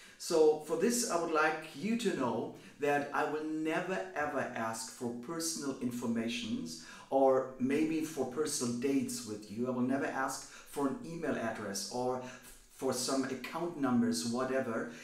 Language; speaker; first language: English; non-native, fluent; German